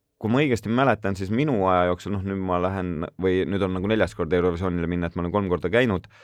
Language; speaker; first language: Estonian; native; Estonian